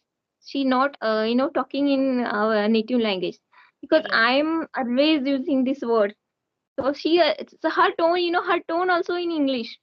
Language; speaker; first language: English; non-native, learner; Hindi